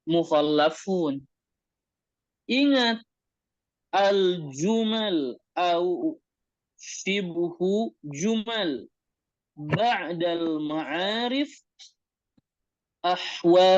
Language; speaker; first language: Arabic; non-native, fluent; Indonesian